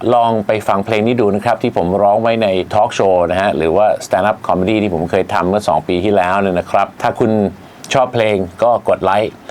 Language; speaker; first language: Thai; native; Thai